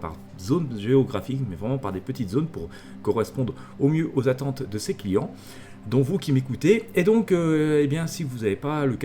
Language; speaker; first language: French; native; French